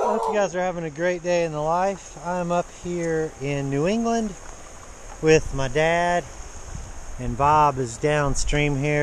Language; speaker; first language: English; native; English